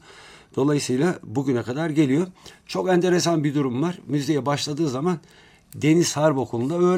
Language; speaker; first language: Turkish; native; Turkish